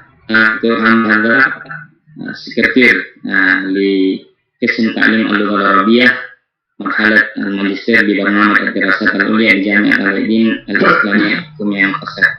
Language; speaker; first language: Arabic; non-native, fluent; Indonesian